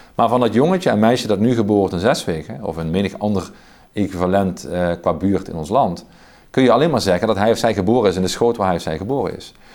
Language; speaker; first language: Dutch; native; Dutch